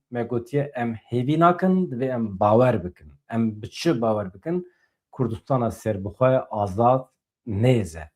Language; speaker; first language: Kurdish; native; Kurdish